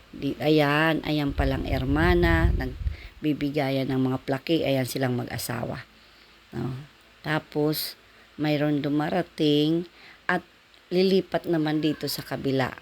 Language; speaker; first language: Filipino; non-native, local second language; Waray